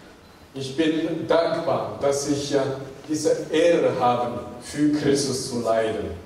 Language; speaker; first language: German; non-native, fluent; Chinese